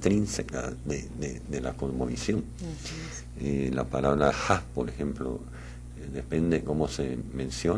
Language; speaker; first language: Spanish; native; Spanish